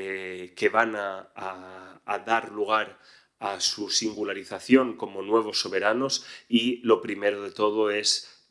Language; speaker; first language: Spanish; native; Spanish